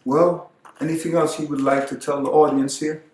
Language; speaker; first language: English; native; English